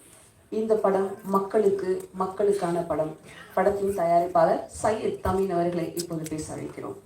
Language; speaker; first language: Tamil; native; Tamil